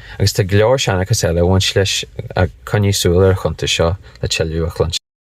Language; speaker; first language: Irish; native; Irish